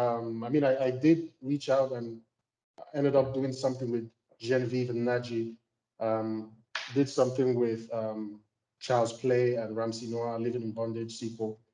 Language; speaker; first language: English; non-native, local second language; Igbo